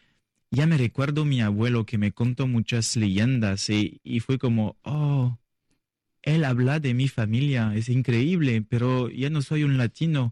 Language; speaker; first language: Spanish; non-native, learner; French